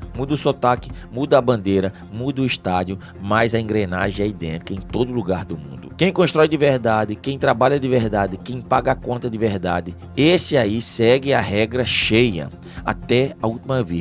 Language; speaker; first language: Portuguese; native; Portuguese